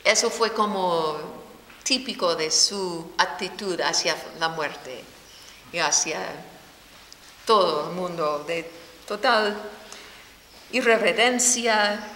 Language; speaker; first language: Spanish; non-native, fluent; English